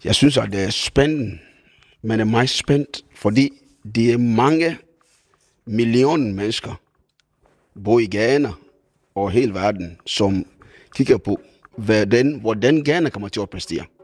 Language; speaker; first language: Danish; non-native, fluent; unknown